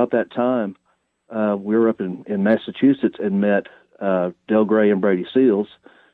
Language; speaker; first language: English; native; English